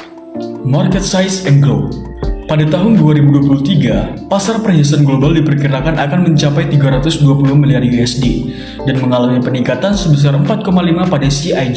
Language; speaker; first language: Indonesian; native; Indonesian